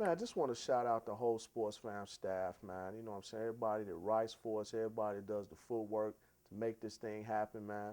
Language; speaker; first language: English; native; English